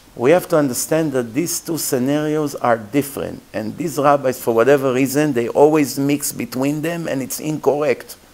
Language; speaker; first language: English; non-native, fluent; Hebrew